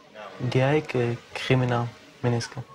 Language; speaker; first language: Danish; non-native, learner; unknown